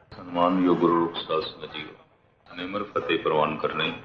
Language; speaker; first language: Hindi; non-native, local second language; Punjabi